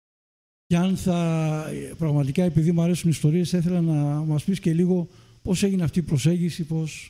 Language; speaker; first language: Greek; native; Greek